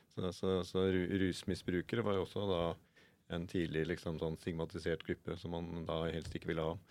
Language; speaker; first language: Norwegian; native; Norwegian